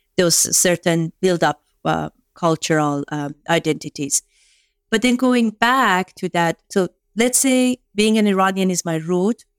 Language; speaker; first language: English; non-native, fluent; Persian